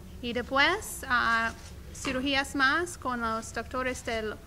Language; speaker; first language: Spanish; non-native, learner; English